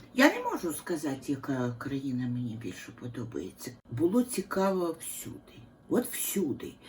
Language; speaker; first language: Ukrainian; non-native, local second language; Russian